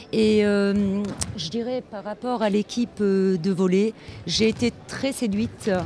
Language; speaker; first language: French; native; French